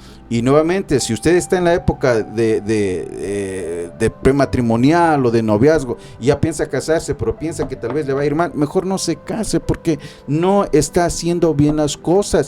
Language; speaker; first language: Spanish; native; Spanish